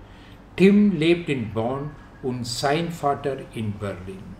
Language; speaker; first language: German; non-native, fluent; Malayalam